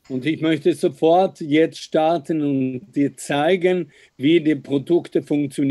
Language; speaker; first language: German; non-native, fluent; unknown